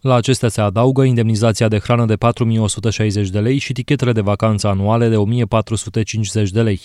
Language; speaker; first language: Romanian; native; Romanian